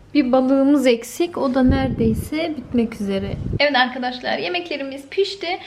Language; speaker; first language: Turkish; early bilingual, heritage; Turkish